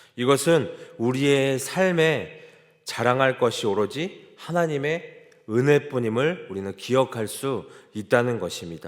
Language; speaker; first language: Korean; native; Korean